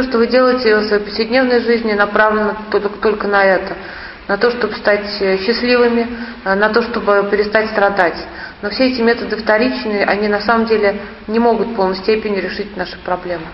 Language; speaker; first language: Russian; native; Russian